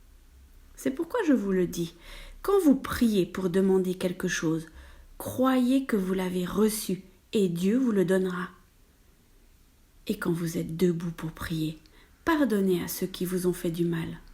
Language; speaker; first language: French; native; French